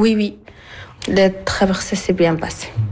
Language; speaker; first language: French; non-native, learner; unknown